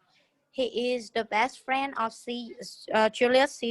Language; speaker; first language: English; non-native, learner; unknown